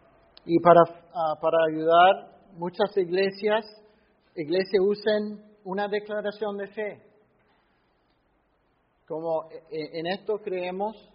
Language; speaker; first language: Spanish; non-native, fluent; English